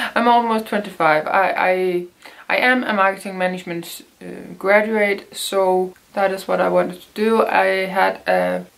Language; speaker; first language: English; non-native, fluent; Danish